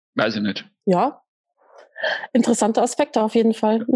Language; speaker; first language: German; native; German